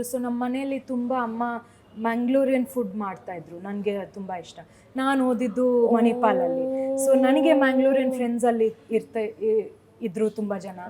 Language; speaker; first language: Kannada; non-native, local second language; Malayalam